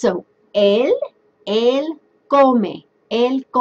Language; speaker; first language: Spanish; non-native, fluent; English